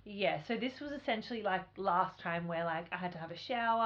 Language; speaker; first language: English; native; English